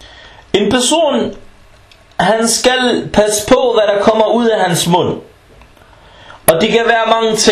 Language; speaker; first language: Danish; early bilingual, other home language; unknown